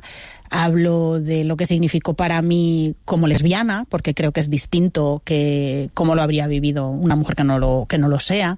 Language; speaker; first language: Spanish; native; Spanish